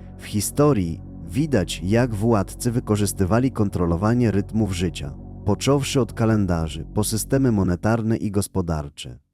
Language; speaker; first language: Polish; native; Polish